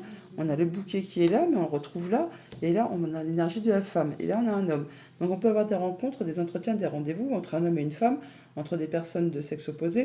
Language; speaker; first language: French; native; French